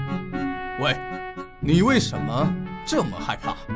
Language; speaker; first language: Chinese; native; Chinese